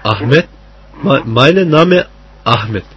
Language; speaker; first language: German; non-native, learner; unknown